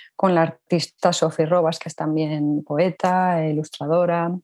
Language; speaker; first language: Spanish; native; Spanish